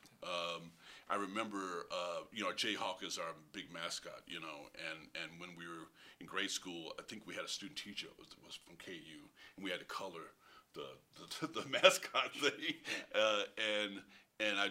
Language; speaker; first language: English; native; English